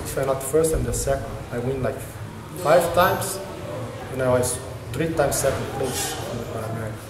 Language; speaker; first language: English; non-native, learner; Portuguese